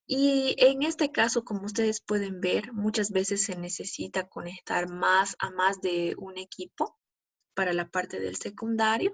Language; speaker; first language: Spanish; native; Spanish